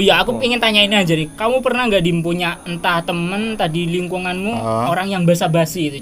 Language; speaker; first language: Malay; non-native, local second language; Javanese